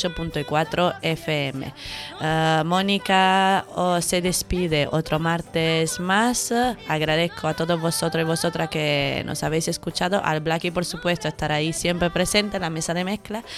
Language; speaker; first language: Spanish; native; Spanish